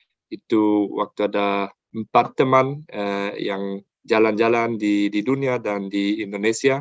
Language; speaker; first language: Indonesian; non-native, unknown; German